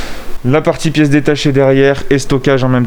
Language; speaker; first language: French; native; French